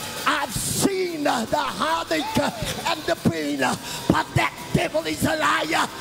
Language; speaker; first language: English; non-native, local second language; Afrikaans